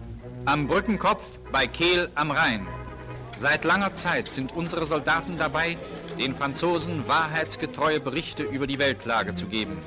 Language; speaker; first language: German; native; German